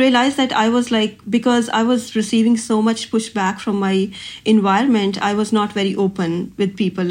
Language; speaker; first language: English; non-native, local second language; Punjabi